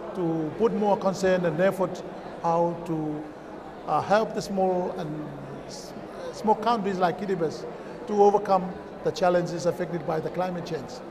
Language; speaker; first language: English; non-native, fluent; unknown